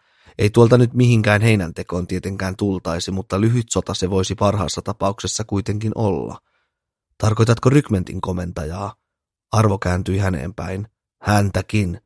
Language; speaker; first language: Finnish; native; Finnish